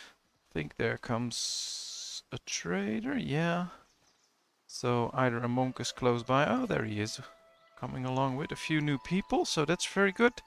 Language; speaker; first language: English; non-native, fluent; Dutch